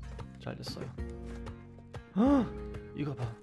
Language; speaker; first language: Korean; non-native, learner; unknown